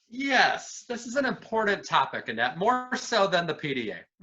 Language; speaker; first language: English; native; English